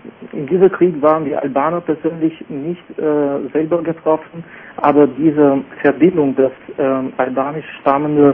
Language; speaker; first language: German; non-native, fluent; Albanian